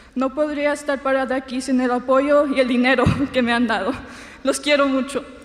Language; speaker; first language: Spanish; early bilingual, heritage; Spanish